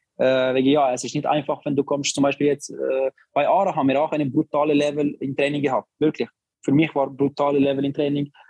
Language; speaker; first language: German; non-native, learner; Albanian